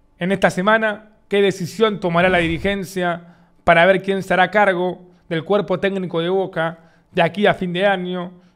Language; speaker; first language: Spanish; native; Spanish